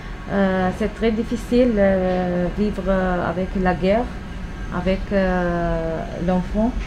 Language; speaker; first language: French; non-native, learner; Arabic